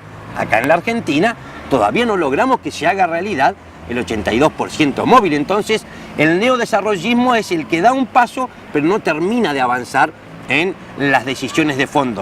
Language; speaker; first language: Spanish; native; Spanish